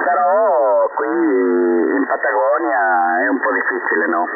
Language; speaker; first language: Italian; non-native, fluent; Spanish